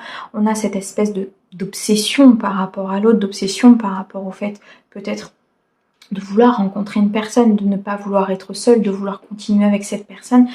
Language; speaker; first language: French; native; French